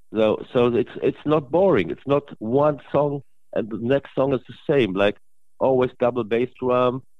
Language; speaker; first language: English; non-native, learner; German